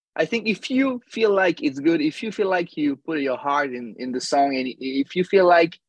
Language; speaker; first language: English; non-native, fluent; French